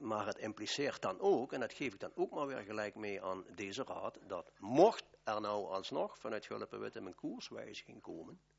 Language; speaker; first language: Dutch; native; Dutch